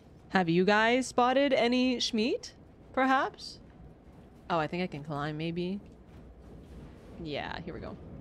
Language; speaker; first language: English; native; English